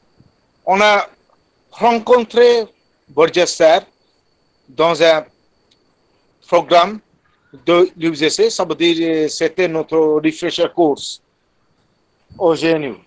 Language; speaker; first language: French; non-native, fluent; Bangla